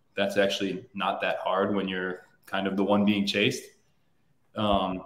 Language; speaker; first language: English; native; English